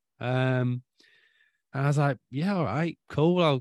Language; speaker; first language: English; native; English